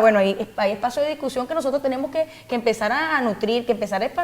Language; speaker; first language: Spanish; native; Spanish